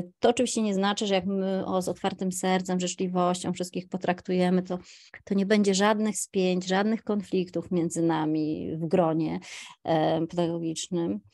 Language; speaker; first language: Polish; native; Polish